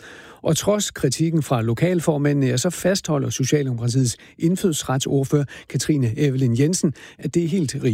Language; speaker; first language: Danish; native; Danish